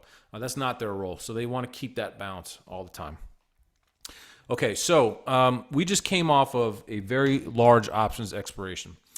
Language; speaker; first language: English; native; English